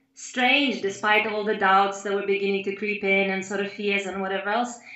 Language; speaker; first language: English; non-native, fluent; Lithuanian